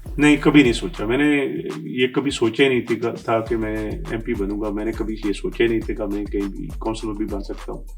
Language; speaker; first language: Urdu; non-native, local second language; Pahari-Potwari